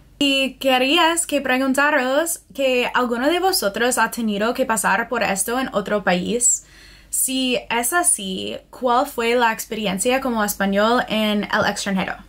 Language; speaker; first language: Spanish; non-native, fluent; English